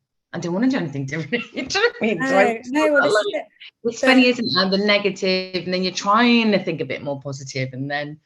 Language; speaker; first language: English; native; English